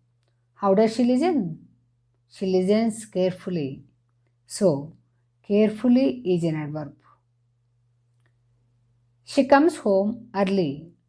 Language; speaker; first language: English; non-native, fluent; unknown